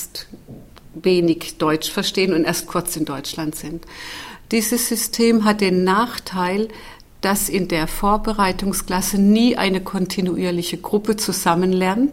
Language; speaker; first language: German; native; German